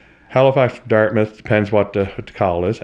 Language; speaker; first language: English; native; English